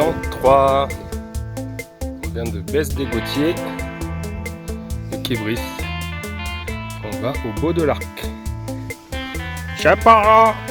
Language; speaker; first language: French; native; French